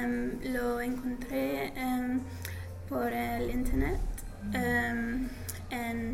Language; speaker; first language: Spanish; non-native, learner; English